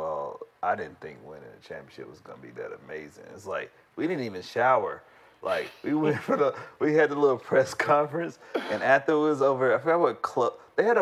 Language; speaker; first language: English; native; English